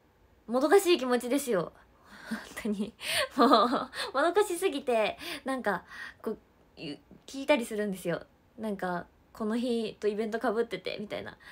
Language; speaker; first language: Japanese; native; Japanese